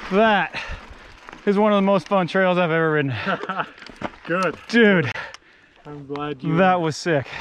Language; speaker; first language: English; native; English